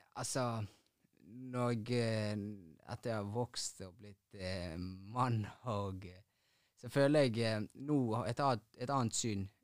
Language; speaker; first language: Norwegian; early bilingual, other home language; Tigrinya